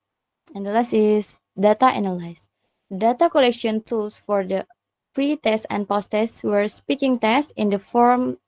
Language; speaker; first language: English; non-native, learner; Indonesian